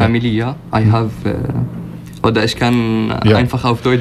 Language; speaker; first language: German; non-native, local second language; Arabic